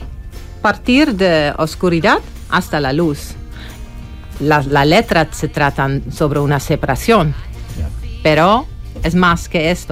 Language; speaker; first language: Spanish; non-native, fluent; Dutch